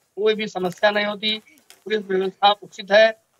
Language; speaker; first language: Hindi; native; Hindi